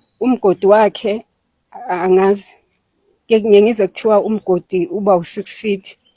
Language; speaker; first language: Zulu; native; Zulu